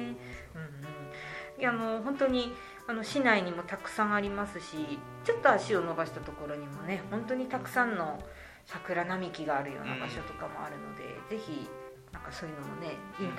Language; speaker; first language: Japanese; native; Japanese